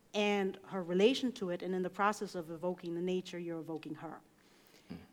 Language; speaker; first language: English; native; English